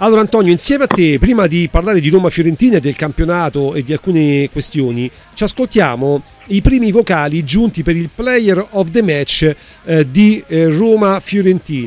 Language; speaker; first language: Italian; native; Italian